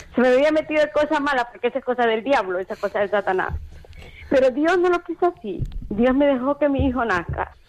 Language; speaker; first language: Spanish; native; Spanish